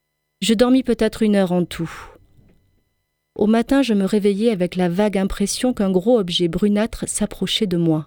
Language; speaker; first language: French; native; French